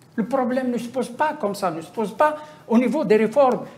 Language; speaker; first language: French; non-native, local second language; Arabic